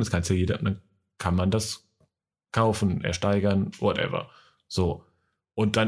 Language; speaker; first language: German; native; German